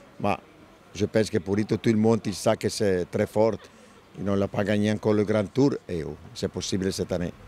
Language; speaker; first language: French; non-native, learner; Italian